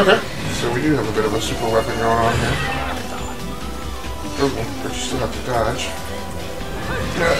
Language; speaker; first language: English; native; English